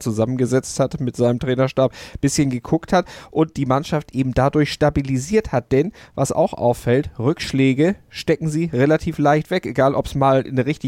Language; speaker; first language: German; native; German